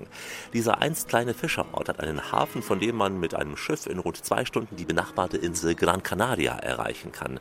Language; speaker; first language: German; native; German